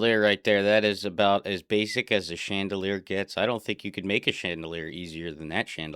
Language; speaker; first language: English; native; English